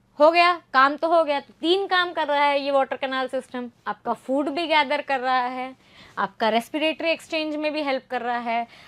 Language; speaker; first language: Hindi; native; Hindi